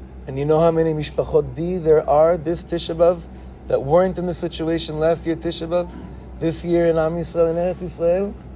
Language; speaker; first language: English; native; English